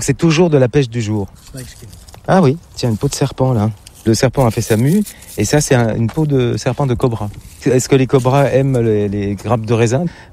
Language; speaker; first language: French; native; French